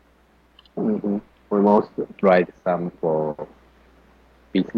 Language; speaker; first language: English; non-native, learner; Chinese